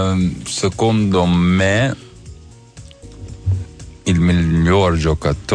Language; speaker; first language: Italian; non-native, learner; Dutch